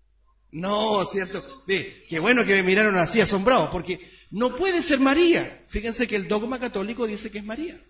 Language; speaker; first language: Spanish; native; Spanish